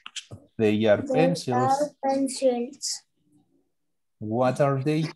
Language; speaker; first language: English; non-native, learner; Spanish